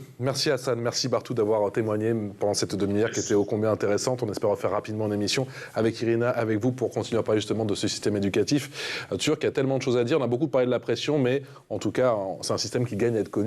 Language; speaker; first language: French; native; French